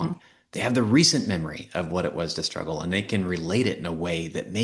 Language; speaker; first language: English; native; English